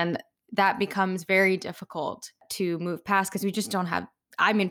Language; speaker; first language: English; native; English